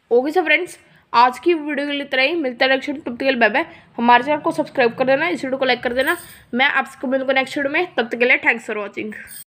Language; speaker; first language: Hindi; non-native, local second language; Punjabi